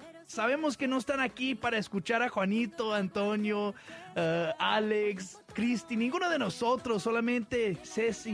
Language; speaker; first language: Spanish; early bilingual, heritage; Spanish